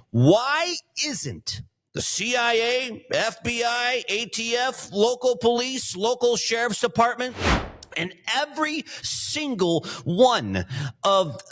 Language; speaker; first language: English; native; English